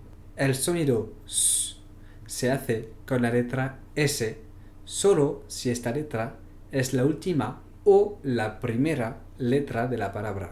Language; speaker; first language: Spanish; non-native, fluent; French